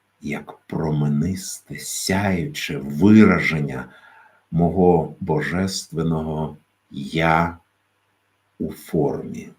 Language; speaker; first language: Ukrainian; native; Ukrainian